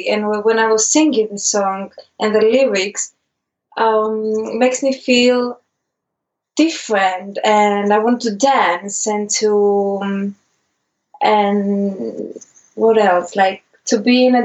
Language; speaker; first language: English; non-native, learner; Greek